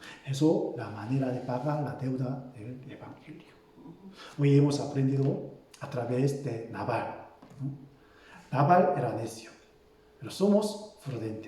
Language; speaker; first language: Spanish; non-native, fluent; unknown